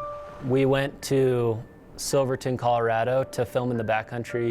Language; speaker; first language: English; native; English